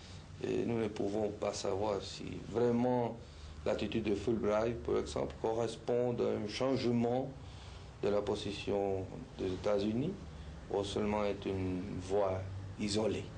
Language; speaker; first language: French; non-native, fluent; Spanish